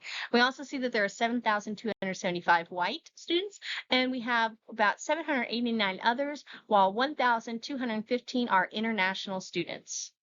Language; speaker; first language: English; native; English